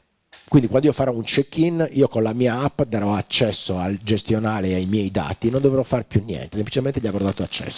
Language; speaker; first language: Italian; native; Italian